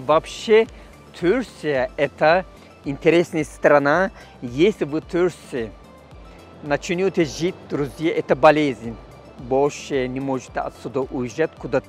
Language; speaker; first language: Russian; non-native, learner; Turkish